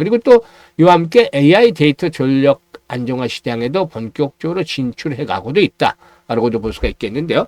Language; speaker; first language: Korean; native; Korean